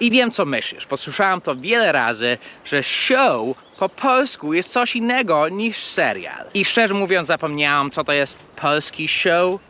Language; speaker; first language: Polish; non-native, fluent; English